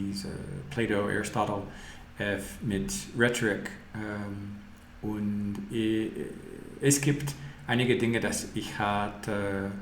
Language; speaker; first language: German; non-native, learner; English